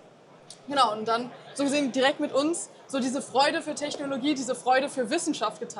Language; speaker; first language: German; native; German